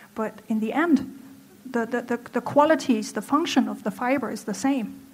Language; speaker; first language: English; non-native, fluent; German